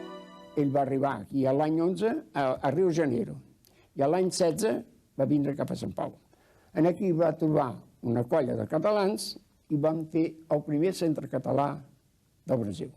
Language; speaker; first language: Catalan; early bilingual, heritage; Catalan